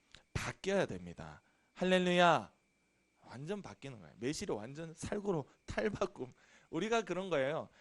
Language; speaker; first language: Korean; native; Korean